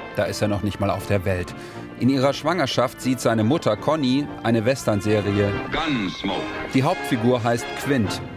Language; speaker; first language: German; native; German